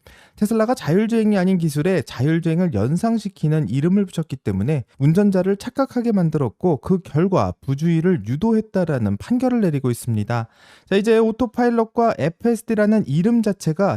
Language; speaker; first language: Korean; native; Korean